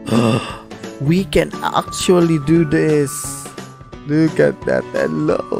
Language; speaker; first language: English; non-native, local second language; Cebuano